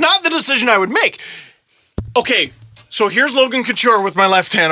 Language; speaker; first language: English; native; English